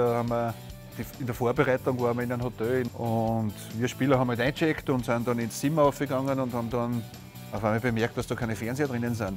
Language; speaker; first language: German; native; German